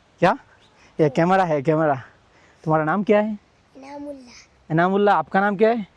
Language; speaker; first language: Hindi; non-native, learner; Bangla